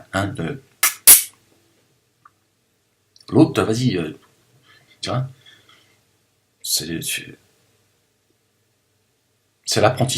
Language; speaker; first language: French; native; French